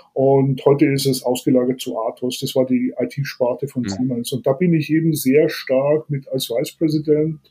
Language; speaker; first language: German; native; German